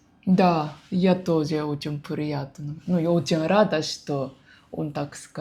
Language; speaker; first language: Russian; non-native, learner; Japanese